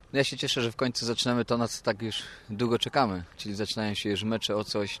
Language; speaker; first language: Polish; native; Polish